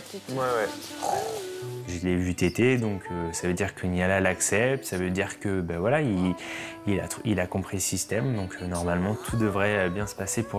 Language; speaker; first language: French; native; French